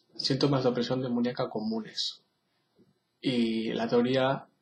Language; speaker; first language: Spanish; native; Spanish